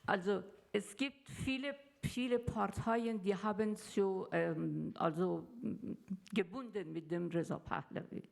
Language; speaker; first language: German; non-native, learner; Persian